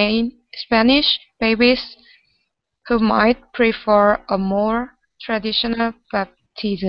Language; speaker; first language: English; non-native, learner; Korean